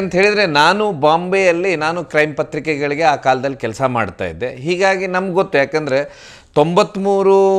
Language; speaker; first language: Kannada; non-native, local second language; Tulu